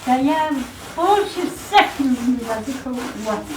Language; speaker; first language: Russian; non-native, local second language; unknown